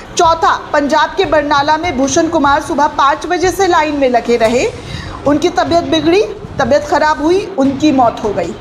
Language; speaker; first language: Hindi; native; Hindi